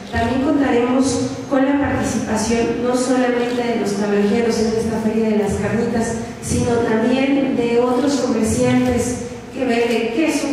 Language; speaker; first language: Spanish; native; Spanish